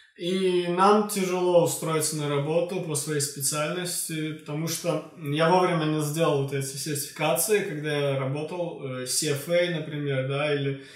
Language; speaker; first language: Russian; non-native, local second language; Azerbaijani